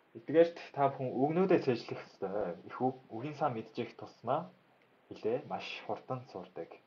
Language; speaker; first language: Mongolian; non-native, fluent; Korean